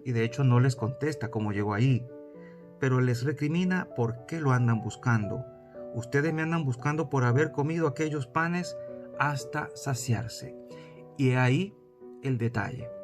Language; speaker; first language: Spanish; native; Spanish